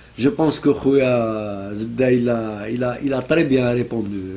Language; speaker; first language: French; non-native, local second language; Arabic